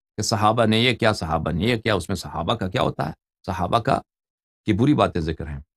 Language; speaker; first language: Urdu; non-native, fluent; Persian